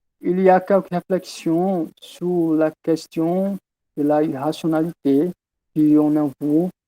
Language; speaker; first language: French; non-native, learner; Portuguese